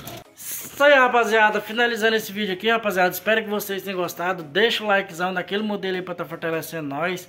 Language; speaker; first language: Portuguese; native; Portuguese